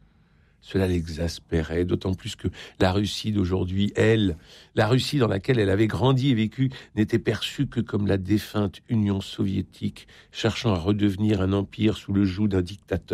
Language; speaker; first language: French; native; French